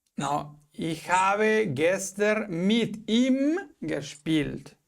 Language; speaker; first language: German; non-native, fluent; Spanish